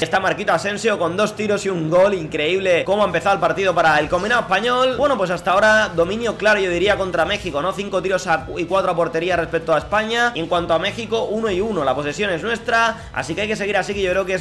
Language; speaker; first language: Spanish; native; Spanish